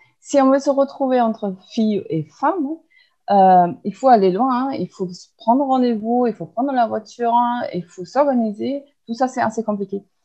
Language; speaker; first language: French; non-native, fluent; German